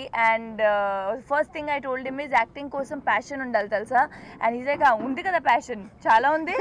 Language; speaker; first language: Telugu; non-native, local second language; Punjabi